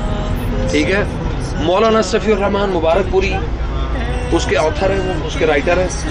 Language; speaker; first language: Hindi; non-native, local second language; Punjabi